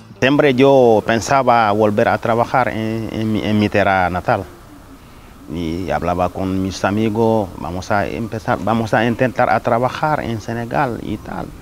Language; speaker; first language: Spanish; non-native, learner; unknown